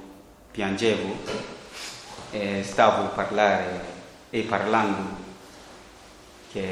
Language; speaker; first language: Italian; non-native, learner; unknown